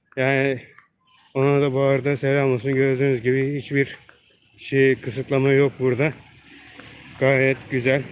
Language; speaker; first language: Turkish; native; Turkish